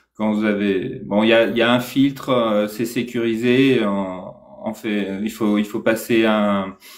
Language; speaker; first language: French; non-native, fluent; Persian